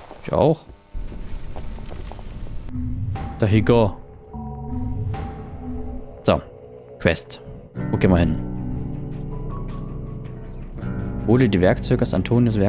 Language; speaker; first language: German; native; German